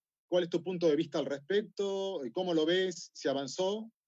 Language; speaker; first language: Spanish; native; Spanish